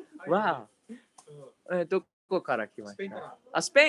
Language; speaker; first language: Japanese; non-native, fluent; English